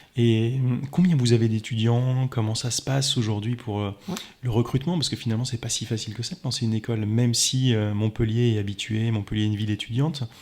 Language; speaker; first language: French; native; French